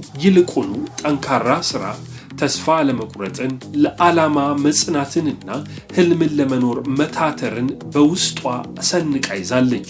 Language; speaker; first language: Amharic; native; Amharic